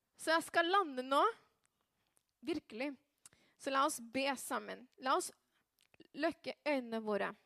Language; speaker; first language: Norwegian; non-native, fluent; Spanish